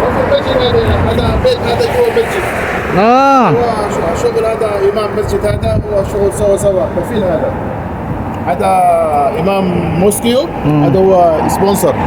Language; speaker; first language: Arabic; non-native, learner; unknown